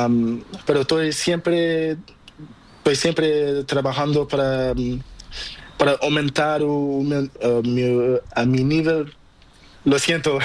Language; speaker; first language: Spanish; non-native, learner; Portuguese